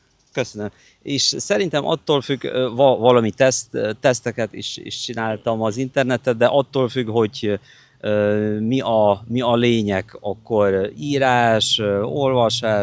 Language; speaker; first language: Hungarian; non-native, fluent; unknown